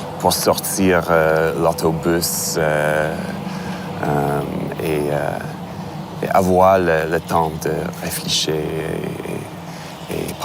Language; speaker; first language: French; non-native, learner; English